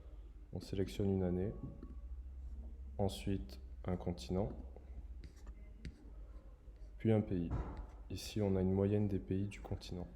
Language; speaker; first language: French; native; French